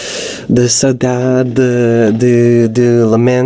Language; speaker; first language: Portuguese; non-native, fluent; Hebrew